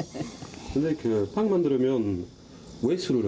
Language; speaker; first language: Korean; non-native, learner; French